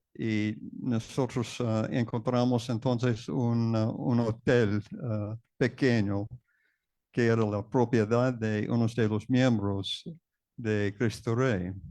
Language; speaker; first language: Spanish; non-native, fluent; English